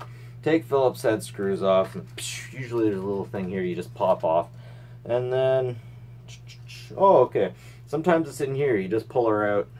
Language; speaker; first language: English; native; English